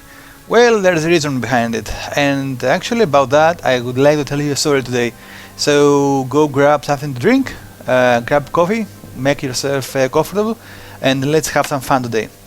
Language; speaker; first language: English; non-native, fluent; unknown